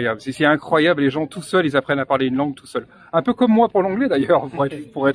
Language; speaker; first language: French; native; French